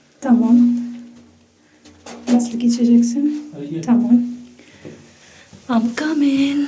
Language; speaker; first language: Turkish; non-native, learner; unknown